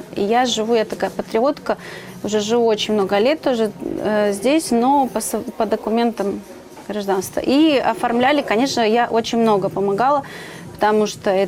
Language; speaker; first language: Russian; native; Russian